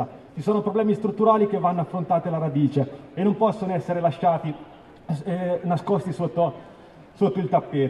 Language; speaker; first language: Italian; native; Italian